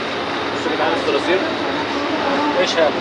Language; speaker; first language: Arabic; native; Arabic